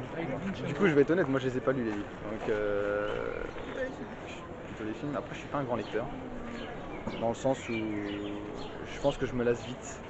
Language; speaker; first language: French; native; French